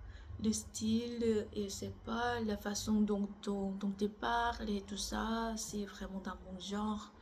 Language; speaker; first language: French; non-native, learner; Korean